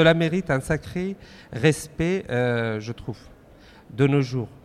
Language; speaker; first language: French; non-native, fluent; Persian